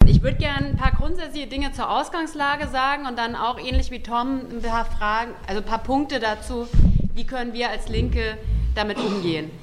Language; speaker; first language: German; native; German